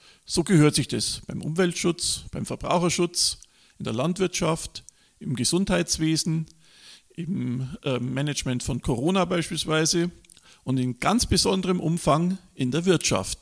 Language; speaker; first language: German; native; German